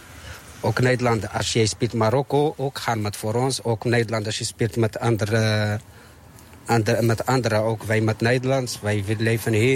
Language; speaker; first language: Dutch; non-native, learner; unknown